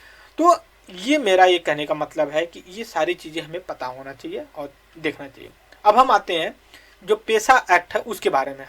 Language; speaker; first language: Hindi; native; Hindi